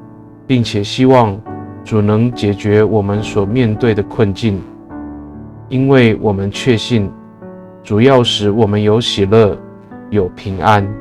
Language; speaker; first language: Chinese; non-native, local second language; Amis